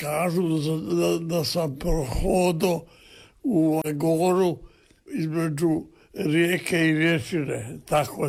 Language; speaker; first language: Serbian; native; Serbian